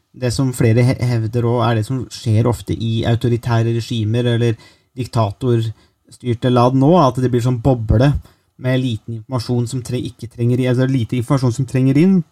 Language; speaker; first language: Norwegian; native; Norwegian